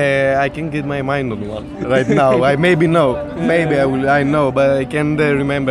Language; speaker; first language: English; non-native, learner; Greek